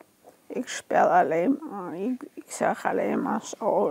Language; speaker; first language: Dutch; non-native, fluent; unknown